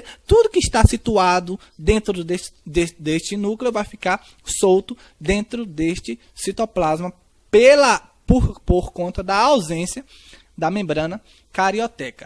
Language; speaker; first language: Portuguese; native; Portuguese